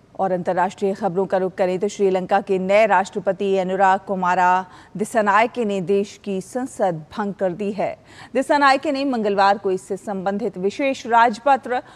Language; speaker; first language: Hindi; native; Hindi